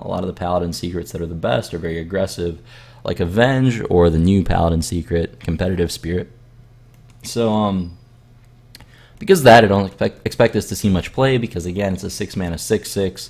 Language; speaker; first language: English; native; English